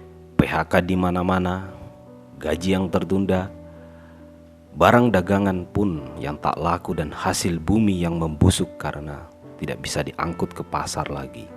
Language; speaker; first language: Indonesian; native; Indonesian